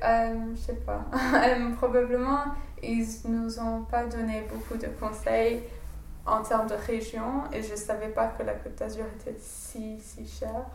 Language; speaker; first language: French; non-native, fluent; English